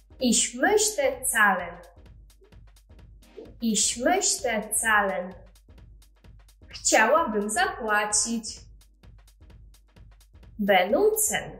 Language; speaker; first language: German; non-native, fluent; Polish